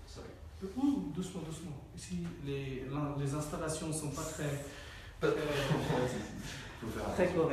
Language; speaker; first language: French; non-native, fluent; Bangla